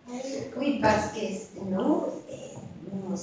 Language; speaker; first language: French; non-native, learner; Spanish